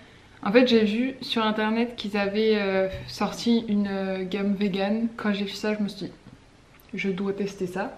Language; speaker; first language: French; native; French